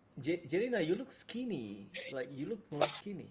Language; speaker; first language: English; non-native, learner; Indonesian